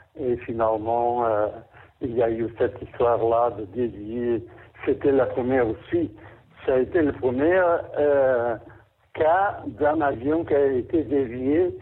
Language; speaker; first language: French; non-native, fluent; Portuguese